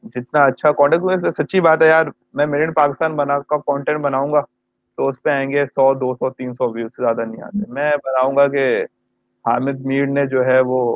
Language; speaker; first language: Urdu; native; Urdu